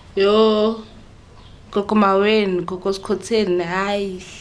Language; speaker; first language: Zulu; native; Zulu